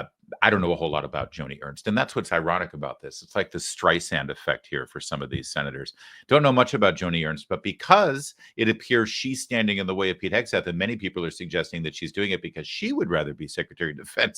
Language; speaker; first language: English; native; English